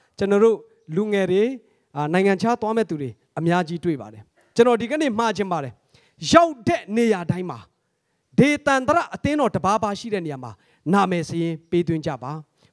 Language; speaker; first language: Burmese; non-native, local second language; Hakha Chin